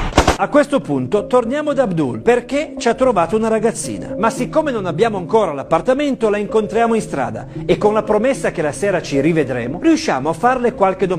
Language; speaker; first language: Italian; native; Italian